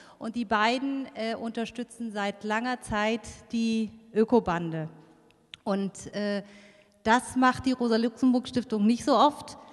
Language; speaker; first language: German; native; German